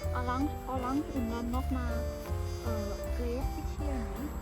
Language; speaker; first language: German; non-native, learner; Thai